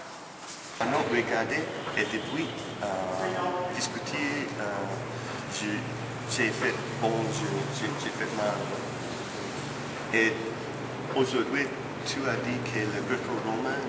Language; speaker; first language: French; non-native, learner; English